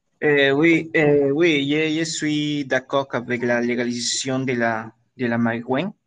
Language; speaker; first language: French; non-native, learner; Spanish